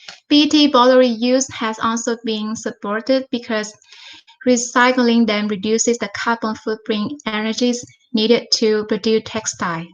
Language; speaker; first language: English; non-native, fluent; Vietnamese